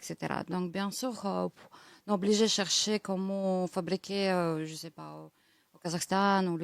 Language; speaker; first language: French; non-native, learner; Russian